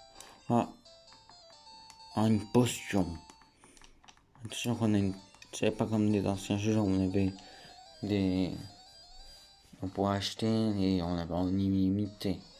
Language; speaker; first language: French; native; French